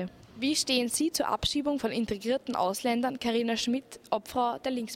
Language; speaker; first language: German; native; German